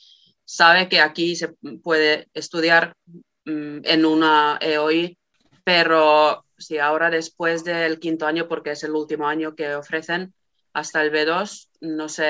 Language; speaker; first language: Spanish; non-native, fluent; Finnish